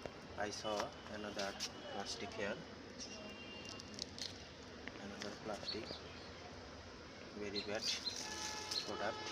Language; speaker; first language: English; non-native, learner; Bangla